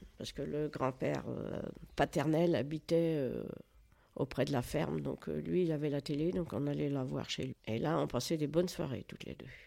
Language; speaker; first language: French; native; French